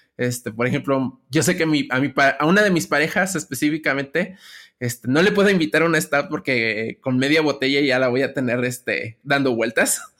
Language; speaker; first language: Spanish; native; Spanish